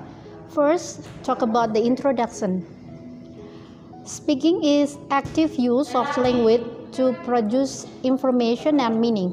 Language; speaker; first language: English; non-native, fluent; Indonesian